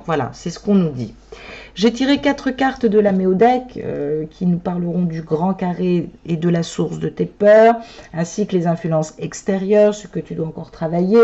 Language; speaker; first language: French; native; French